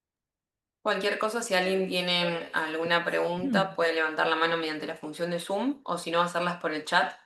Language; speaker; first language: Spanish; native; Spanish